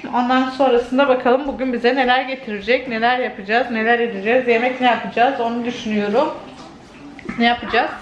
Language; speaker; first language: Turkish; early bilingual, heritage; Turkish